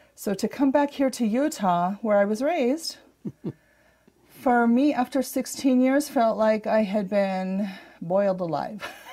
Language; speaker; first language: English; native; English